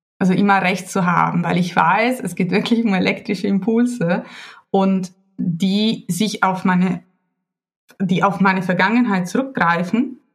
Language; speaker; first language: German; non-native, fluent; Italian